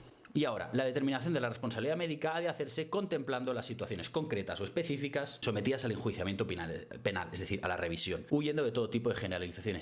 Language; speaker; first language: Spanish; native; Spanish